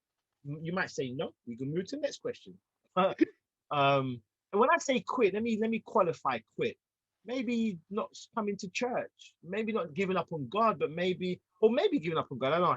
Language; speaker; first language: English; native; English